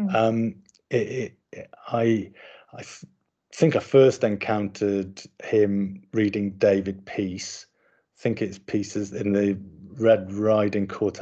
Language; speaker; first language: English; native; English